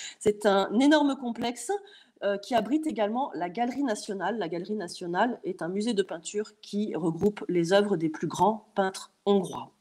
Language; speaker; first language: French; native; French